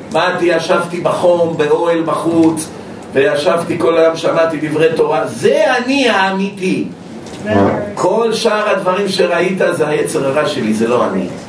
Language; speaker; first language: Hebrew; native; Hebrew